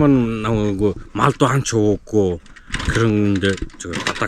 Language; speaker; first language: Korean; non-native, learner; Mongolian